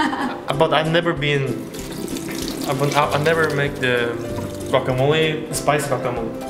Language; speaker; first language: English; non-native, learner; Korean